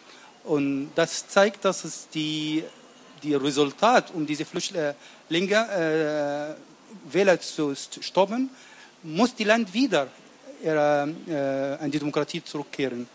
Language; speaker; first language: German; non-native, learner; Arabic